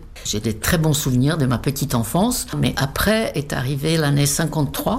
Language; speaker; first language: French; non-native, fluent; Czech